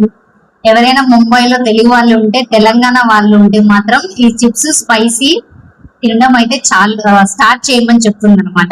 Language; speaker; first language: Telugu; native; Telugu